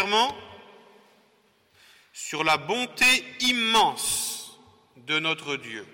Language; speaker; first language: French; native; French